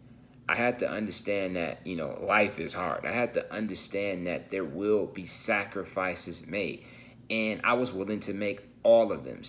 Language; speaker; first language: English; native; English